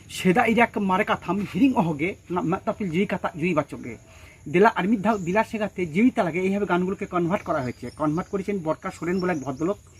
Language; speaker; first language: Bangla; non-native, local second language; Santali